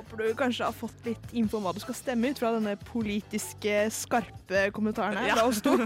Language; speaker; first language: Norwegian; native; Norwegian